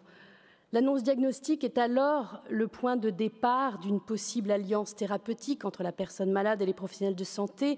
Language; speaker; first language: French; native; French